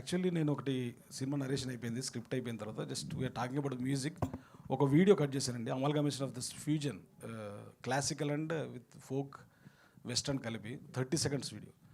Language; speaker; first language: Telugu; native; Telugu